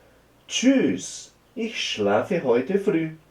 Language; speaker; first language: German; non-native, fluent; Portuguese